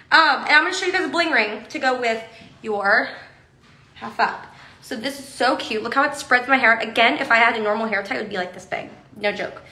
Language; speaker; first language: English; native; English